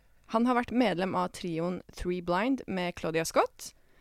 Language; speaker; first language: Norwegian; native; Norwegian